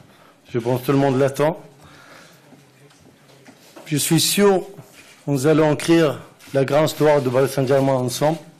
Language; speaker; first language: French; non-native, learner; Arabic